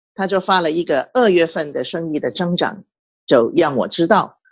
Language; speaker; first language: Chinese; non-native, local second language; Cantonese